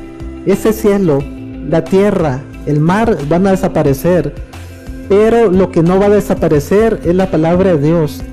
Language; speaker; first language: Spanish; native; Spanish